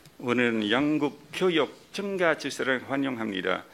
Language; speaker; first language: Korean; non-native, fluent; Indonesian